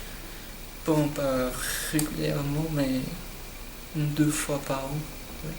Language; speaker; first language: French; non-native, learner; Portuguese